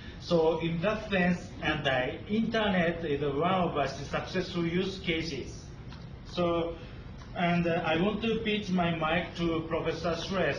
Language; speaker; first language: English; non-native, fluent; Japanese